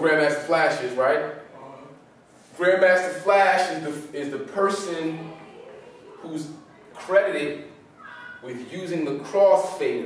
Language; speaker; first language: English; native; English